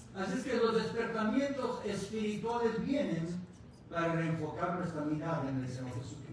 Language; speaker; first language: Spanish; early bilingual, heritage; Spanish